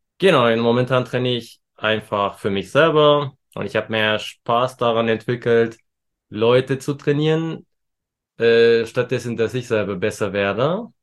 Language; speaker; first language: German; early bilingual, other home language; Turkish